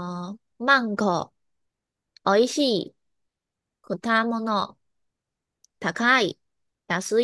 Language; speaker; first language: Japanese; non-native, learner; Chinese